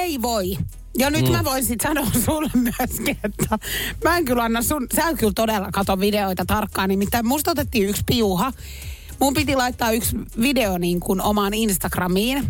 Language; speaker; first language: Finnish; native; Finnish